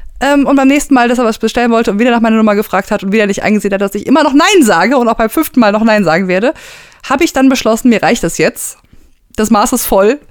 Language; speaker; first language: German; native; German